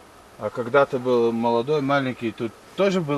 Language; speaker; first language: Russian; non-native, fluent; Latvian